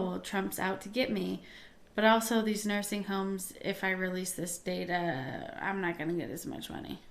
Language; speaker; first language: English; native; English